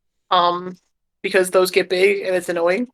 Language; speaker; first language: English; native; English